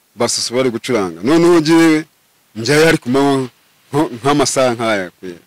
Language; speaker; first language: Kinyarwanda; native; Kinyarwanda